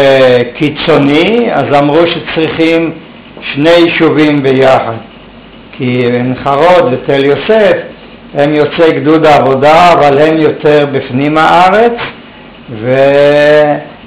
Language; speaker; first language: Hebrew; early bilingual, other home language; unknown